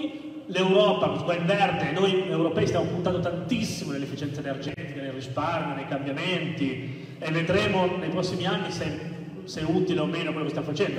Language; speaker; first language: Italian; native; Italian